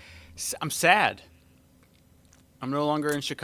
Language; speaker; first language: English; native; English